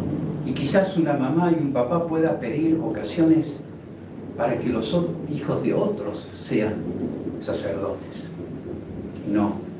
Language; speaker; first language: Spanish; native; Spanish